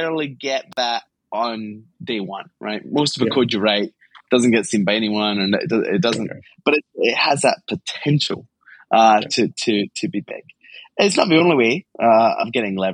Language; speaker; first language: English; native; English